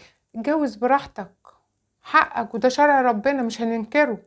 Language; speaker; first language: Arabic; native; Arabic